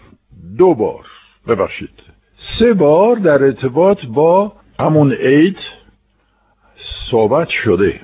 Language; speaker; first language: Persian; non-native, fluent; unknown